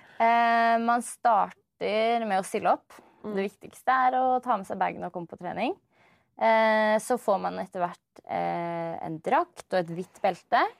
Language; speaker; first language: Norwegian; native; Norwegian